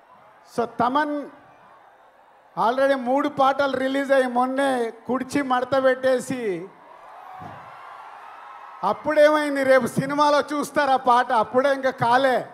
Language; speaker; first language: Telugu; native; Telugu